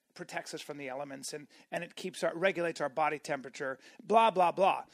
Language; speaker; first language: English; native; English